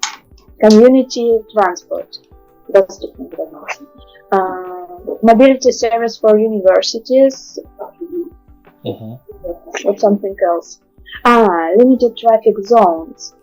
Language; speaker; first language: English; non-native, learner; Russian